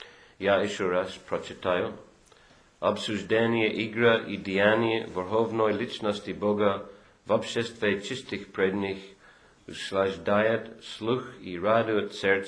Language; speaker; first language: Russian; non-native, fluent; English